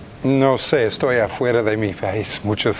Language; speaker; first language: Spanish; non-native, fluent; English